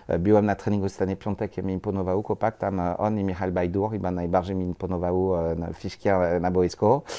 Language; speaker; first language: Polish; non-native, learner; French